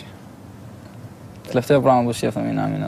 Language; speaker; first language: Greek; non-native, fluent; Albanian